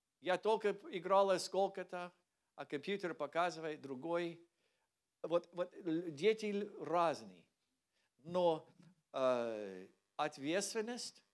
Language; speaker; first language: Russian; non-native, learner; English